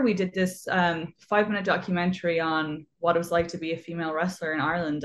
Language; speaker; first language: English; native; English